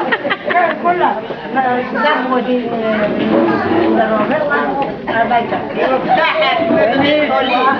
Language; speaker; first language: Hebrew; non-native, learner; Arabic